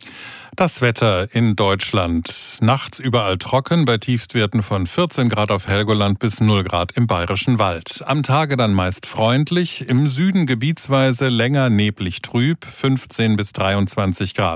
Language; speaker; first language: German; native; German